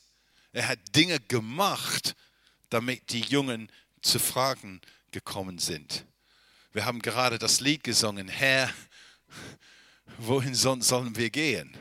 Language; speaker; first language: German; non-native, fluent; English